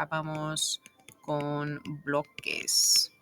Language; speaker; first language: Spanish; non-native, fluent; English